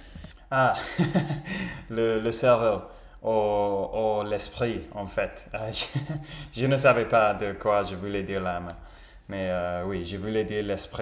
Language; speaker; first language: French; non-native, learner; English